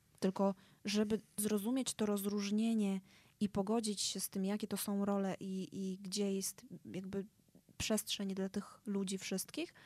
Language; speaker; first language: Polish; native; Polish